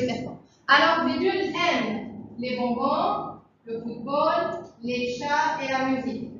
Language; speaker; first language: French; non-native, fluent; Arabic